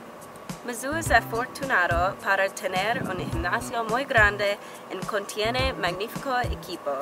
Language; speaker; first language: Spanish; non-native, learner; English